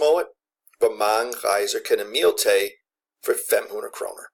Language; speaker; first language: Danish; non-native, fluent; English